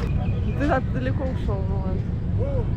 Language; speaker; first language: Russian; native; Russian